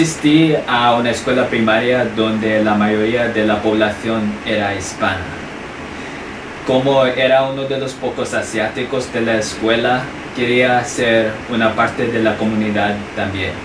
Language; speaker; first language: Spanish; non-native, fluent; English